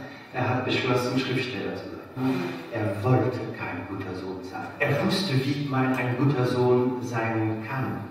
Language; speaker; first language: German; non-native, fluent; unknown